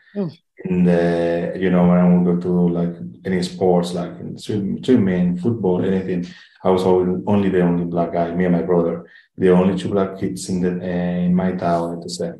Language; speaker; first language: English; non-native, fluent; Spanish